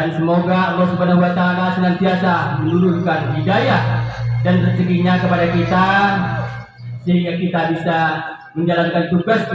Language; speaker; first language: Indonesian; native; Indonesian